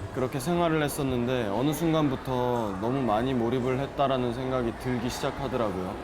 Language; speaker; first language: Korean; native; Korean